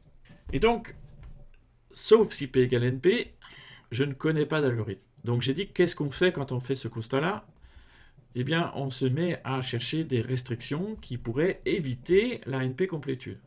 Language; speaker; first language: French; native; French